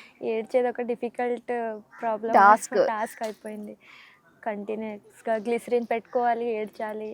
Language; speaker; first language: Telugu; non-native, learner; Kannada